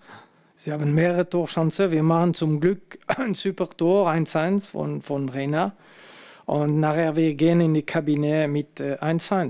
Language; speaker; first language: German; non-native, fluent; French